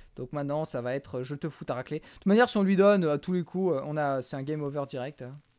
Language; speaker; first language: French; native; French